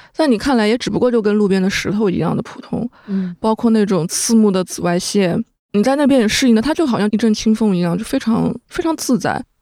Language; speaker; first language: Chinese; native; Chinese